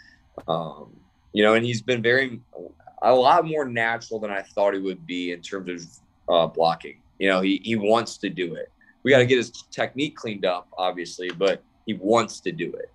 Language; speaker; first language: English; native; English